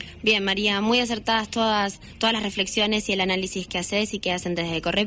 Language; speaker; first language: Spanish; native; Spanish